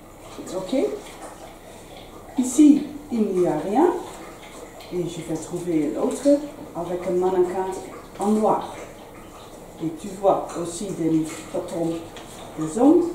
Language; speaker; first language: French; non-native, learner; Dutch